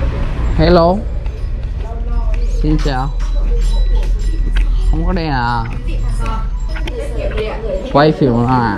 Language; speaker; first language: Vietnamese; non-native, learner; Kannada